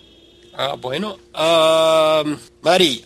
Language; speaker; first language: Spanish; non-native, learner; English